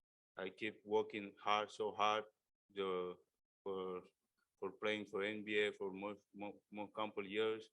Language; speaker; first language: English; non-native, learner; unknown